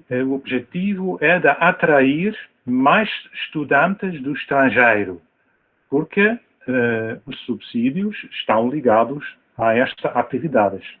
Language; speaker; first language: Portuguese; non-native, fluent; Dutch